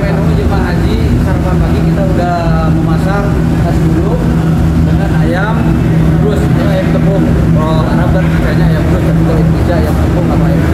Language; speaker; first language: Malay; non-native, local second language; Sundanese